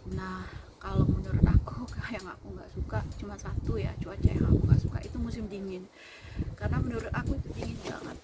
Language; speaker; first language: Indonesian; native; Indonesian